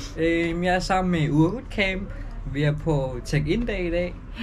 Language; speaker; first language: Danish; non-native, local second language; Kalaallisut